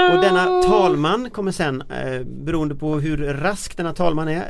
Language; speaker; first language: Swedish; native; Swedish